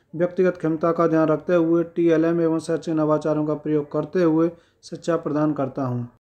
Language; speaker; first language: Hindi; native; Hindi